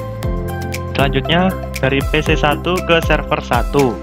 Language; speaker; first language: Indonesian; native; Indonesian